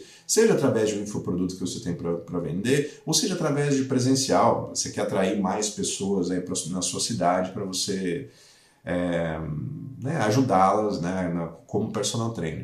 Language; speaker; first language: Portuguese; native; Portuguese